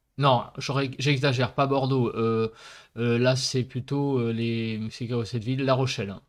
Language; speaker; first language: French; native; French